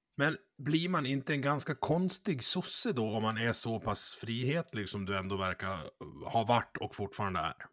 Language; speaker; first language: Swedish; native; Swedish